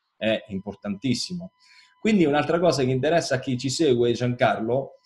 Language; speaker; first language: Italian; native; Italian